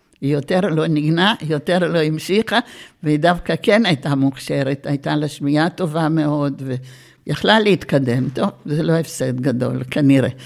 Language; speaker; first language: Hebrew; early bilingual, other home language; Bulgarian